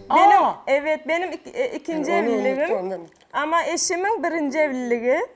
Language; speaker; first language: Turkish; non-native, learner; Turkmen